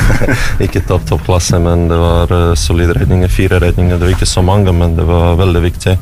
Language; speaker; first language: Norwegian; non-native, fluent; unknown